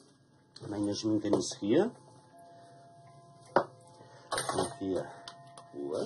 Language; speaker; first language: German; non-native, learner; Italian